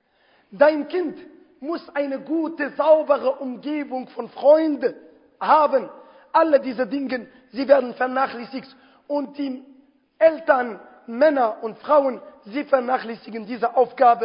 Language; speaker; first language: German; non-native, fluent; Arabic